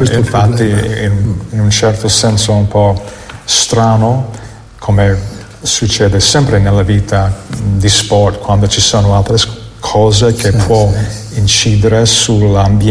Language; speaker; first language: Italian; non-native, fluent; English